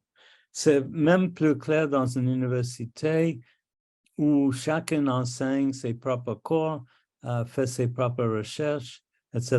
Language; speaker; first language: French; non-native, local second language; English